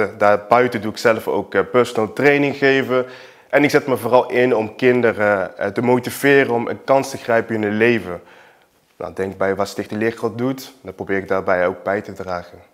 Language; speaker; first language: Dutch; early bilingual, other home language; Portuguese